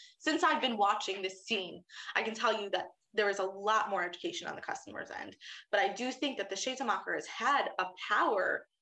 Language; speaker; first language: English; native; English